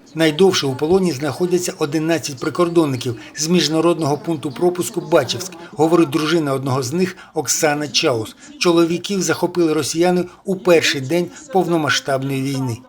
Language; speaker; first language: Ukrainian; native; Ukrainian